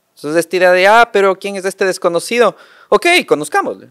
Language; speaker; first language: Spanish; native; Spanish